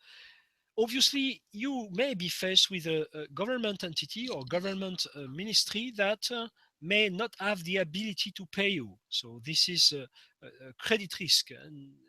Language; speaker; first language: English; non-native, fluent; French